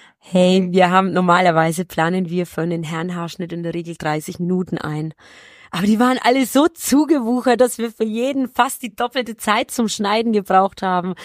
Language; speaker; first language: German; early bilingual, other home language; Polish